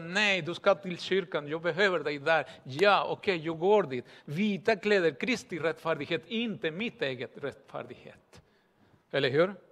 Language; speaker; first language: Swedish; non-native, fluent; Spanish